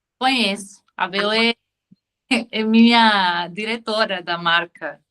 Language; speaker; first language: Portuguese; non-native, fluent; Spanish